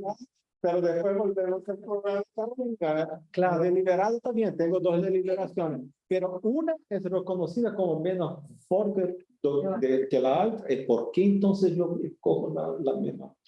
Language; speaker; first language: Spanish; non-native, fluent; Portuguese